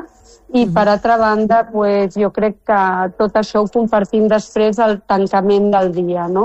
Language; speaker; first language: Catalan; non-native, local second language; Spanish